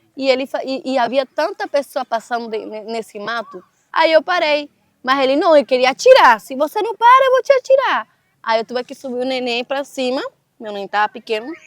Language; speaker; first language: Portuguese; non-native, fluent; Spanish